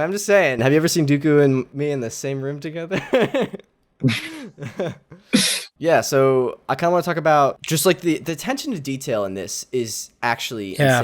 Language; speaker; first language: English; native; English